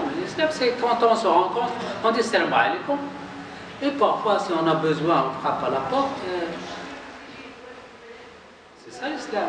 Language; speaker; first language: French; non-native, local second language; Arabic